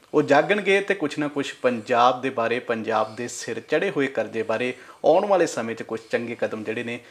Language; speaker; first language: Punjabi; native; Punjabi